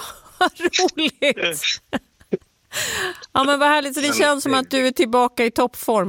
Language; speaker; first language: Swedish; native; Swedish